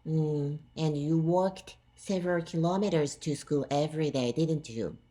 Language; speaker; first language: English; non-native, fluent; Japanese